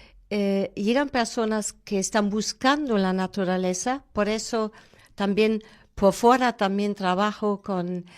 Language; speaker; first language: Spanish; non-native, fluent; German